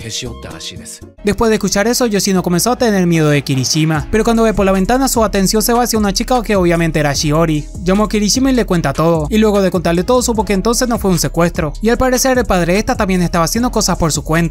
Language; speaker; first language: Spanish; native; Spanish